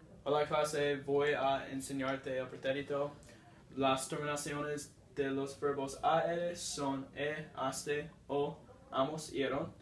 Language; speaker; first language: Spanish; non-native, learner; English